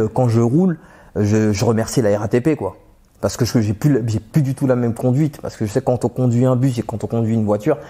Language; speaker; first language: French; native; French